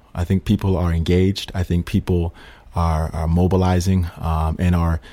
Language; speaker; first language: English; native; English